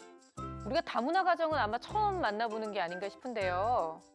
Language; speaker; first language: Korean; native; Korean